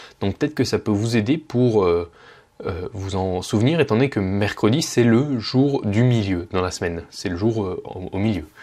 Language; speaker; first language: French; native; French